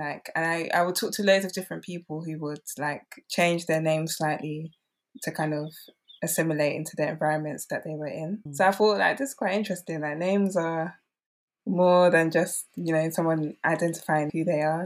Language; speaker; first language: English; native; English